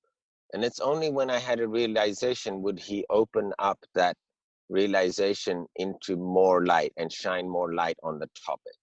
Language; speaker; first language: English; early bilingual, heritage; English